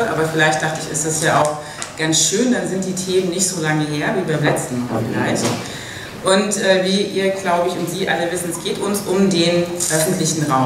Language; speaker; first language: German; native; German